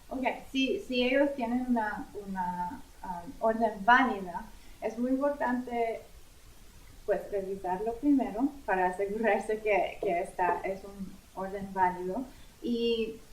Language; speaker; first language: Spanish; non-native, fluent; English